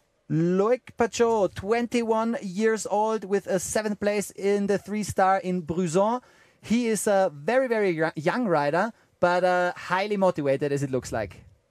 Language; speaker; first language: English; non-native, fluent; German